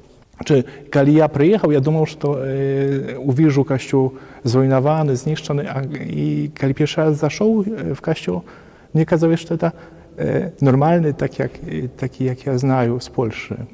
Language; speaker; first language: Polish; non-native, learner; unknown